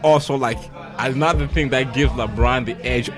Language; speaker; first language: English; non-native, local second language; Shona